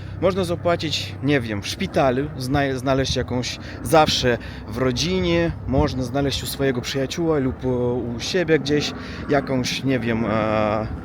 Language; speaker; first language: Polish; non-native, learner; Russian